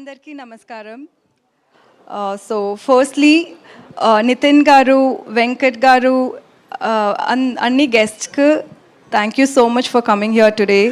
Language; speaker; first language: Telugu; non-native, learner; Tamil